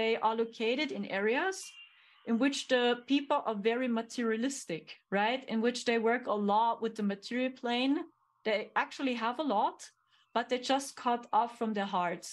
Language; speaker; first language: English; non-native, fluent; German